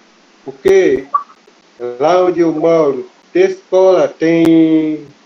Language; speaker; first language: Portuguese; non-native, local second language; Kayapó